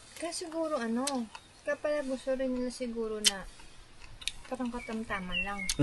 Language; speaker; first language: Filipino; non-native, local second language; Hiligaynon